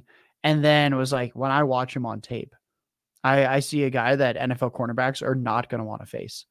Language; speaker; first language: English; native; English